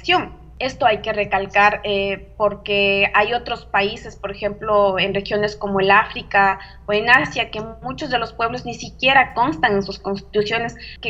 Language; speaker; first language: Spanish; non-native, local second language; Quechua